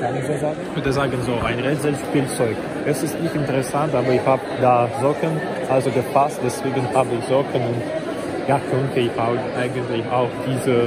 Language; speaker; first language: German; non-native, learner; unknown